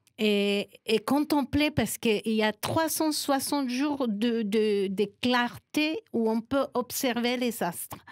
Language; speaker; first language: French; non-native, fluent; Spanish